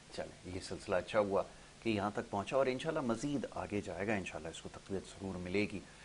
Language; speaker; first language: Urdu; native; Urdu